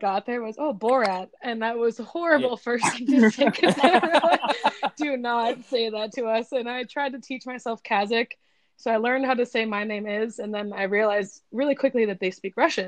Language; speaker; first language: English; native; English